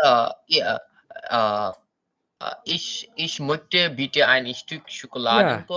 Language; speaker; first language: German; non-native, learner; Bangla